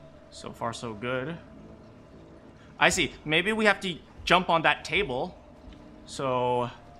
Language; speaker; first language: English; native; English